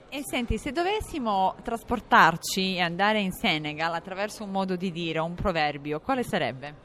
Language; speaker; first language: Italian; native; Italian